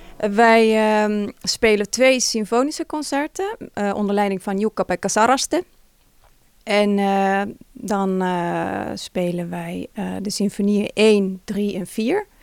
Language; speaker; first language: Dutch; non-native, fluent; Finnish